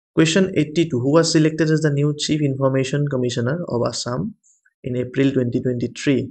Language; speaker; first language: English; non-native, local second language; Assamese